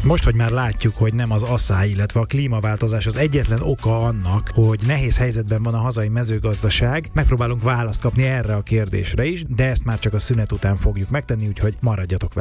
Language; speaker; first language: Hungarian; native; Hungarian